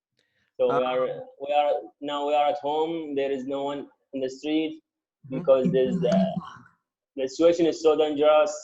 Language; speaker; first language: English; non-native, local second language; Arabic